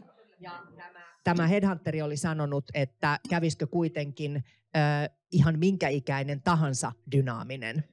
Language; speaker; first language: Finnish; native; Finnish